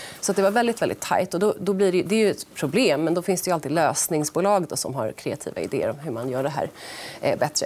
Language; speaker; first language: Swedish; native; Swedish